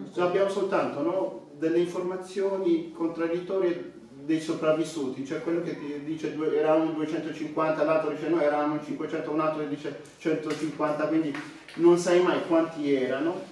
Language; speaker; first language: Italian; non-native, fluent; Tigrinya